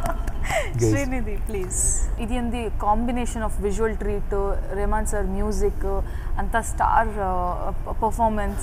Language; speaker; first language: Telugu; non-native, learner; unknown